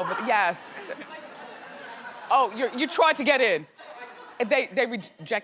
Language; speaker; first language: English; native; English